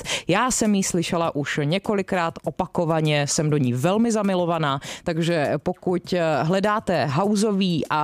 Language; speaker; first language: Czech; native; Czech